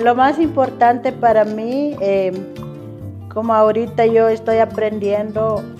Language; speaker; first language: Spanish; non-native, local second language; Kaqchikel